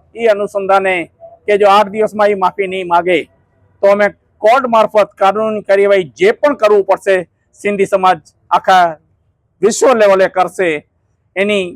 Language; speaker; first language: Gujarati; non-native, local second language; Sindhi